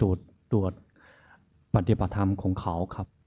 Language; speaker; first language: Thai; non-native, fluent; Chinese